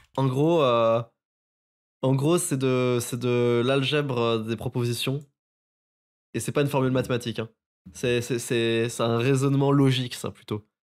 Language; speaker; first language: French; native; French